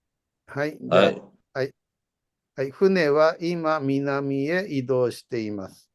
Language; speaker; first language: Japanese; non-native, fluent; Indonesian